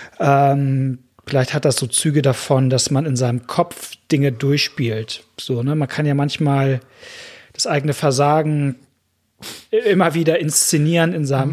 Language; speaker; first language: German; native; German